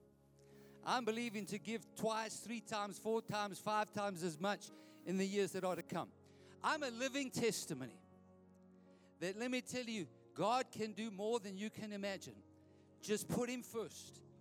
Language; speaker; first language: English; native; English